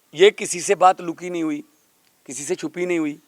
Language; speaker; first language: Hindi; non-native, local second language; Punjabi